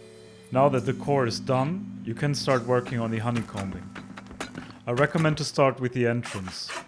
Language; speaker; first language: English; non-native, fluent; German